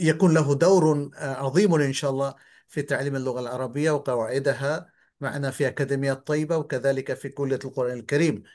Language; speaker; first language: Arabic; non-native, fluent; Bangla